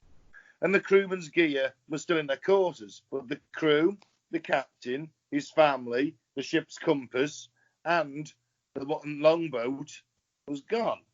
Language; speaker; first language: English; native; English